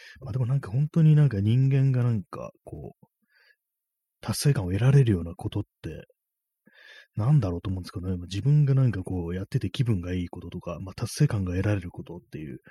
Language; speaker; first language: Japanese; native; Japanese